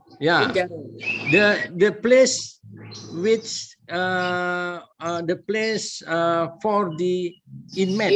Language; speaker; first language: English; non-native, learner; Indonesian